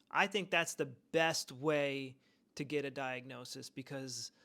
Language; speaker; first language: English; native; English